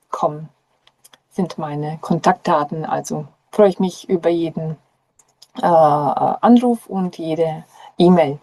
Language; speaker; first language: German; non-native, fluent; Czech